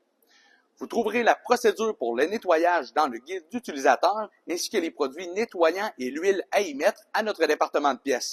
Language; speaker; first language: French; native; French